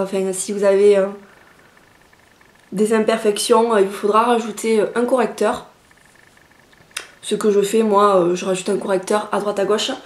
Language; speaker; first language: French; native; French